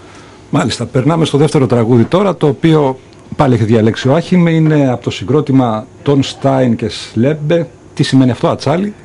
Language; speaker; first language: Greek; native; Greek